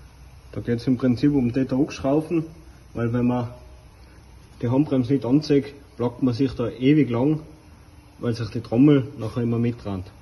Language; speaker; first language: German; native; German